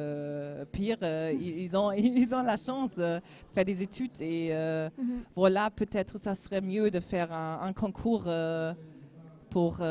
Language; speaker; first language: French; non-native, learner; German